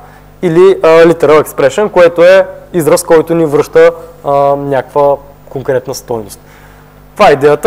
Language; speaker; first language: Bulgarian; native; Bulgarian